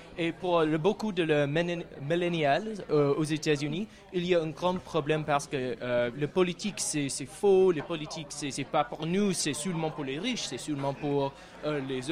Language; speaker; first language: French; non-native, learner; English